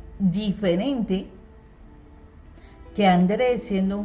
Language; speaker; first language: Spanish; native; Spanish